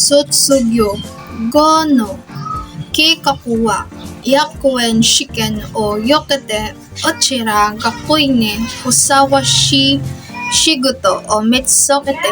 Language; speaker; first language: Japanese; non-native, learner; Filipino